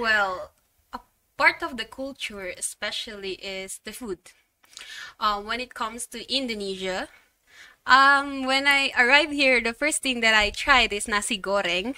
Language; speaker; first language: English; non-native, local second language; Filipino